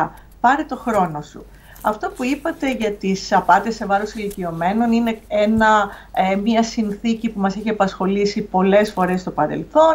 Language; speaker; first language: Greek; native; Greek